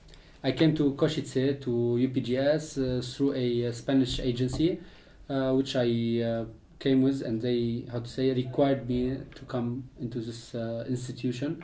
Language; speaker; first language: English; non-native, fluent; Arabic